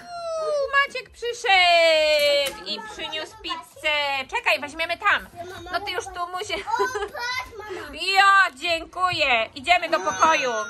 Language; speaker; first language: Polish; native; Polish